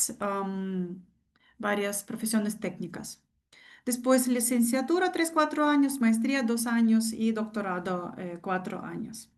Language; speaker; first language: Spanish; non-native, fluent; Ukrainian